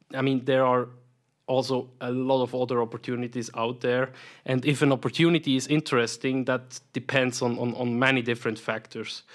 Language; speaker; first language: English; non-native, fluent; German